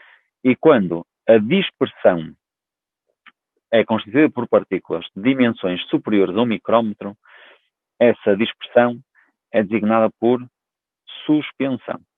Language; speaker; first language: Portuguese; native; Portuguese